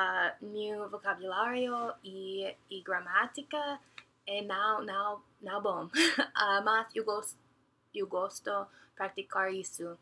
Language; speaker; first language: Portuguese; non-native, learner; English